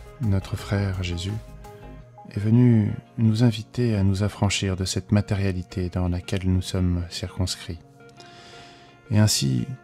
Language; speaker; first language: French; native; French